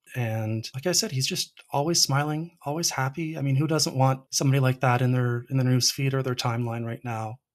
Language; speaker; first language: English; native; English